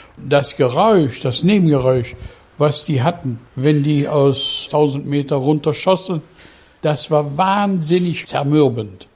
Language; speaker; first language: German; native; German